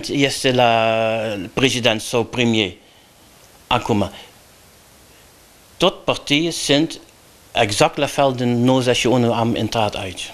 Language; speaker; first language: Romanian; non-native, learner; Dutch